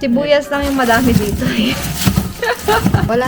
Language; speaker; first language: Filipino; native; Filipino